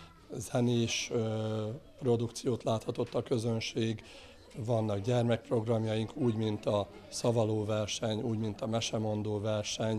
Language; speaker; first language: Hungarian; native; Hungarian